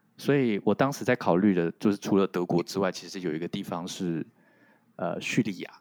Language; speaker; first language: Chinese; non-native, local second language; Min Nan Chinese